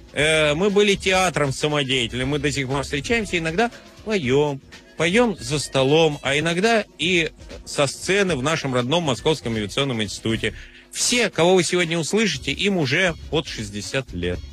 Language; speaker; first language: Russian; native; Russian